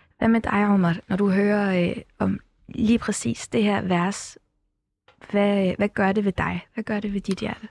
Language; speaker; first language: Danish; early bilingual, other home language; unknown